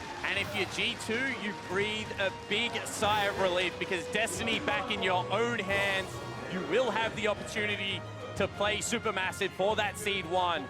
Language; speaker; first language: English; native; English